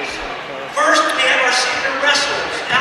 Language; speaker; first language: English; native; English